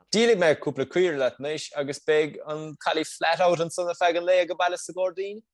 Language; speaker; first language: Irish; native; Irish